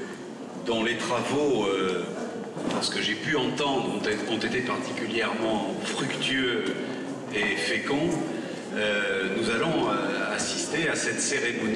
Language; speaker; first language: French; native; French